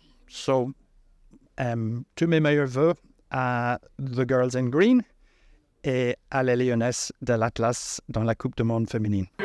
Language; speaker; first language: French; non-native, fluent; English